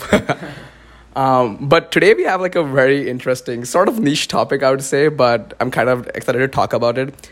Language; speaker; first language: English; non-native, local second language; Marathi